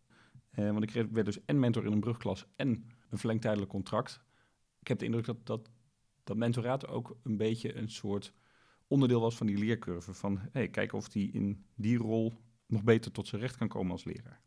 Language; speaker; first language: Dutch; native; Dutch